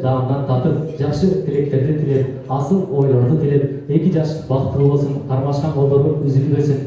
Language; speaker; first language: Kyrgyz; native; Kyrgyz